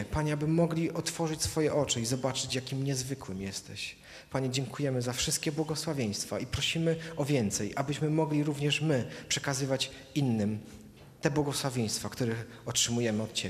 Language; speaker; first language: Polish; native; Polish